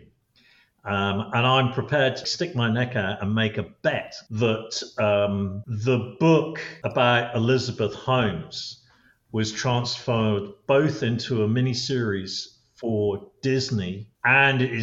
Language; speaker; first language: English; native; English